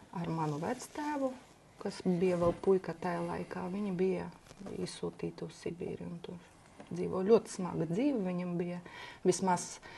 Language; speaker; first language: Latvian; non-native, local second language; Russian